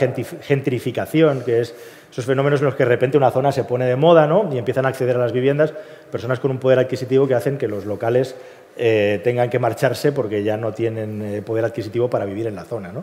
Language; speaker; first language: Spanish; native; Spanish